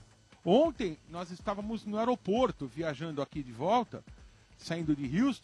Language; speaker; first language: Portuguese; native; Portuguese